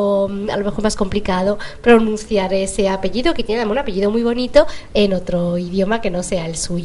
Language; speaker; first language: Spanish; native; Spanish